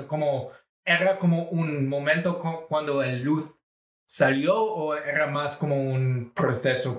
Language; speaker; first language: Spanish; non-native, fluent; English